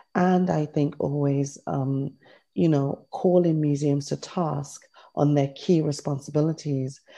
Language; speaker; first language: English; native; English